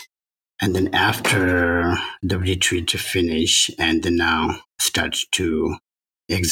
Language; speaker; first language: English; non-native, learner; Chinese